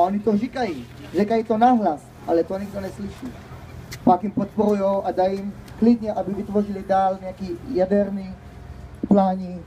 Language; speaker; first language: Czech; early bilingual, heritage; Czech